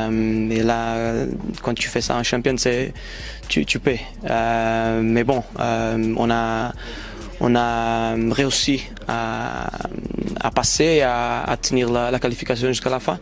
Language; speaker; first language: French; non-native, fluent; Portuguese